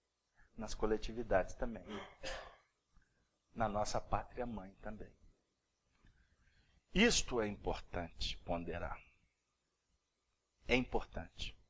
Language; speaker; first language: Portuguese; native; Portuguese